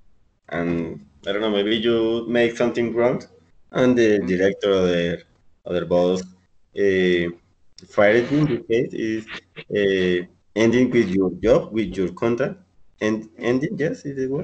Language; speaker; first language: English; non-native, learner; Spanish